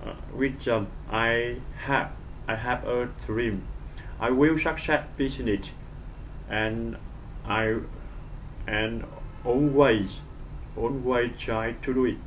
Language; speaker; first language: English; non-native, learner; Vietnamese